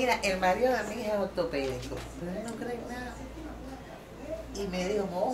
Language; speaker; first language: Spanish; native; Spanish